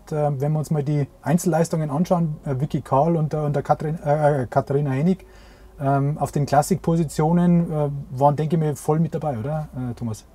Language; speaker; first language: German; native; German